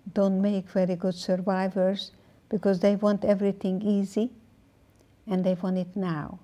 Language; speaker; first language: English; non-native, fluent; Hungarian